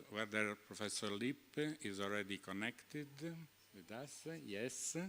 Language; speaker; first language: English; non-native, fluent; Italian